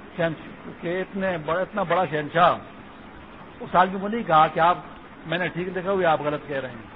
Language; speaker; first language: Urdu; non-native, local second language; Pashto